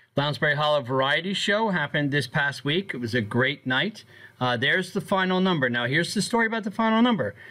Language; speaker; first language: English; native; English